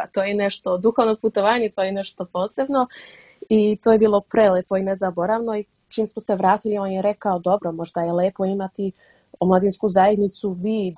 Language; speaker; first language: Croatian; early bilingual, heritage; Dutch